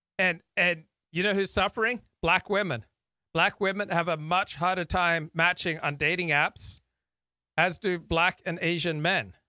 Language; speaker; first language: English; native; English